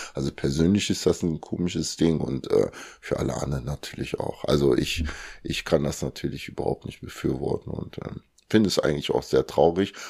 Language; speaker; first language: German; early bilingual, other home language; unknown